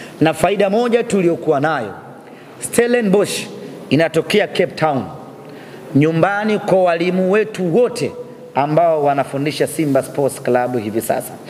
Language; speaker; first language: Swahili; native; Swahili